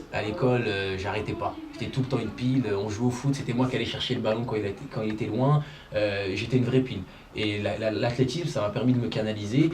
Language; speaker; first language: French; early bilingual, other home language; Arabic